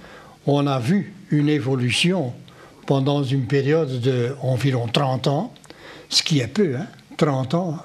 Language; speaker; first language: French; non-native, local second language; Dutch